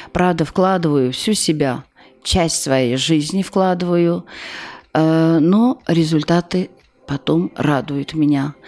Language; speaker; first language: Russian; non-native, local second language; Armenian